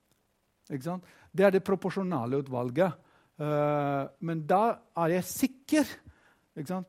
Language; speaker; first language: Norwegian; non-native, fluent; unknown